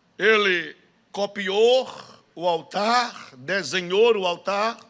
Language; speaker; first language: Portuguese; native; Portuguese